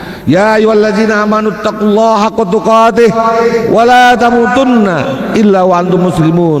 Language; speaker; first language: Indonesian; native; Indonesian